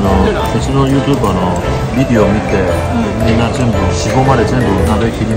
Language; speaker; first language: Japanese; non-native, learner; Chinese